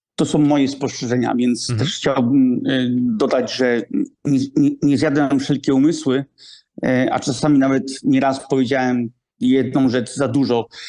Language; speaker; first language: Polish; early bilingual, heritage; Polish